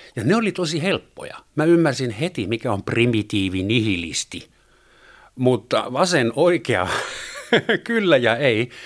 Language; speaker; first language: Finnish; non-native, fluent; German